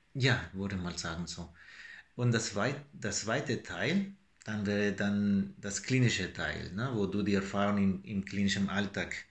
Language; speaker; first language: German; non-native, fluent; Spanish